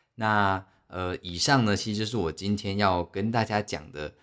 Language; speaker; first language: Chinese; native; Chinese